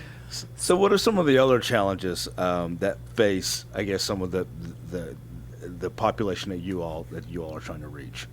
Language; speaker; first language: English; native; English